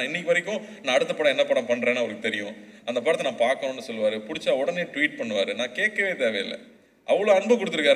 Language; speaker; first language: Tamil; native; Tamil